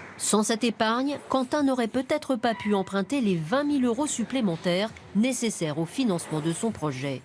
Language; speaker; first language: French; native; French